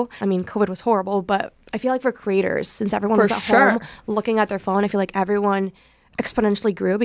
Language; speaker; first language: English; non-native, fluent; Spanish